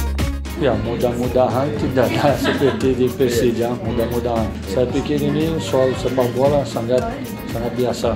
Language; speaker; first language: Indonesian; non-native, fluent; Portuguese